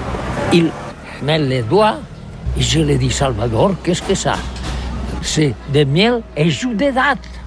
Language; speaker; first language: French; non-native, learner; Catalan